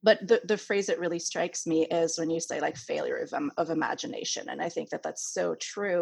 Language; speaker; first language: English; non-native, fluent; French